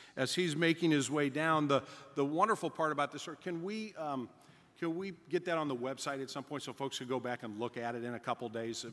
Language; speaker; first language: English; native; English